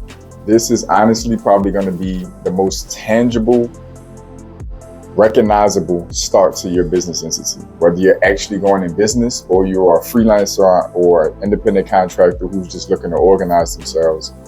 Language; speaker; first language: English; native; English